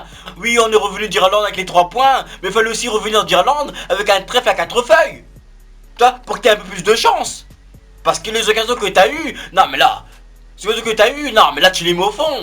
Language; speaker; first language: French; native; French